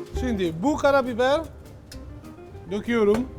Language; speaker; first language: Turkish; non-native, fluent; Italian